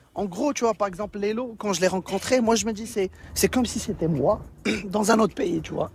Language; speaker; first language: French; non-native, local second language; Arabic